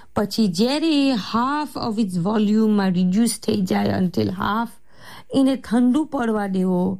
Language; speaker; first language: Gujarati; early bilingual, heritage; Gujarati